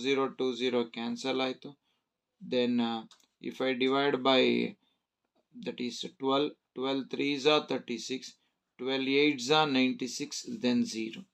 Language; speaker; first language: English; non-native, local second language; Kannada